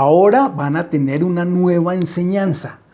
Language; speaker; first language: Spanish; native; Spanish